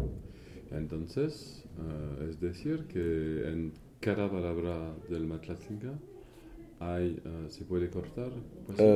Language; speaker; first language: Spanish; non-native, fluent; French